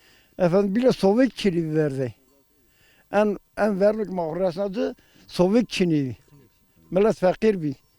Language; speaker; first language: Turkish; non-native, local second language; Zaza